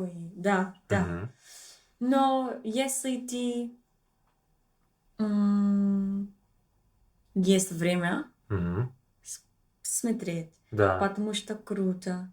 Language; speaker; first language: Russian; non-native, learner; English